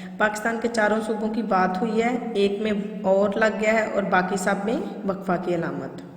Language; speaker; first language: Urdu; non-native, local second language; Punjabi